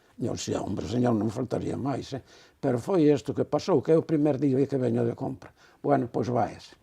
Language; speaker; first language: Galician; non-native, local second language; Spanish